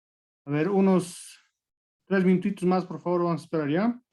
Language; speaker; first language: Spanish; native; Spanish